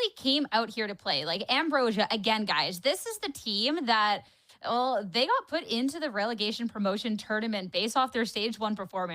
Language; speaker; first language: English; native; English